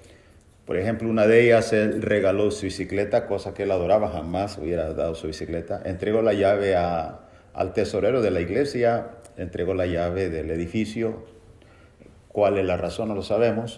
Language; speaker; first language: Spanish; native; Spanish